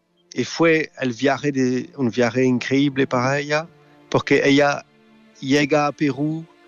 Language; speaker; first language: Spanish; non-native, fluent; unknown